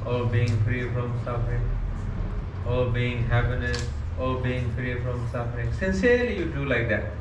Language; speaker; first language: English; non-native, learner; Nepali